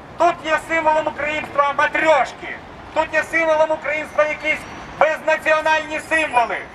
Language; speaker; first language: Ukrainian; native; Ukrainian